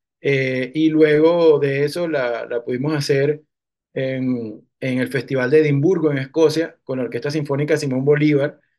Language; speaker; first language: Spanish; native; Spanish